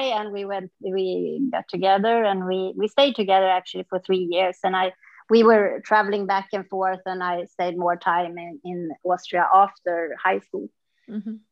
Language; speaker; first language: English; non-native, fluent; Swedish